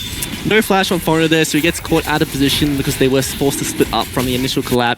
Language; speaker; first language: English; native; English